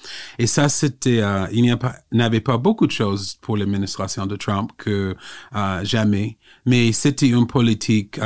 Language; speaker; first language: French; non-native, fluent; English